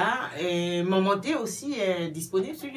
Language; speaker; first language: French; non-native, local second language; Baoulé